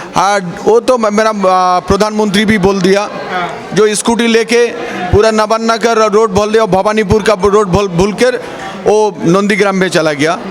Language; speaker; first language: Hindi; non-native, local second language; Bangla